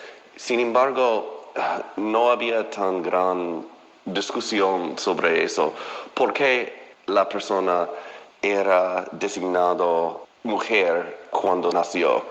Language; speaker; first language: Spanish; non-native, fluent; English